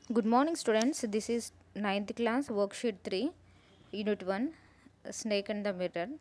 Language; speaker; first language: English; non-native, local second language; Telugu